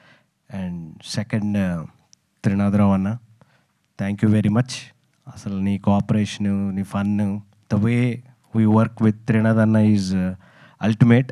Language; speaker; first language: Telugu; native; Telugu